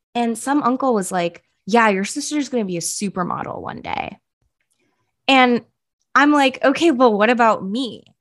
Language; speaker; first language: English; early bilingual, other home language; Punjabi